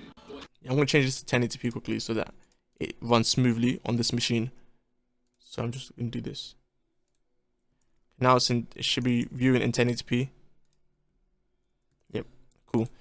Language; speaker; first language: English; native; English